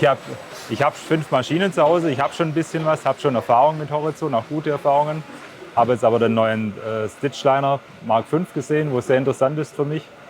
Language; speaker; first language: German; native; German